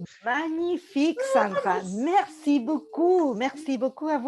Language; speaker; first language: French; non-native, fluent; Spanish